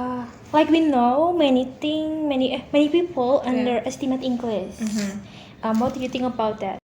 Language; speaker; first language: English; non-native, learner; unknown